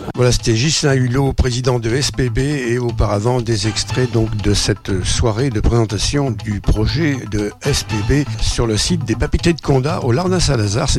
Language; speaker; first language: French; native; French